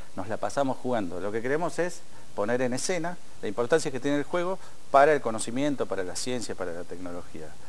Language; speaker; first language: Spanish; native; Spanish